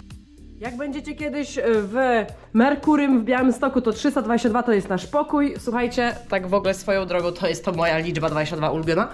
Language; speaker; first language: Polish; native; Polish